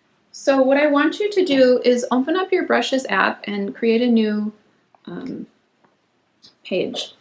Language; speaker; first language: English; native; English